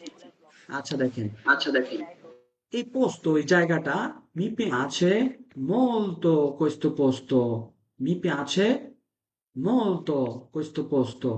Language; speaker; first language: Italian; non-native, fluent; Bangla